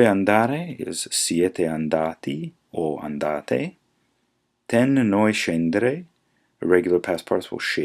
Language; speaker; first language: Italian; non-native, fluent; English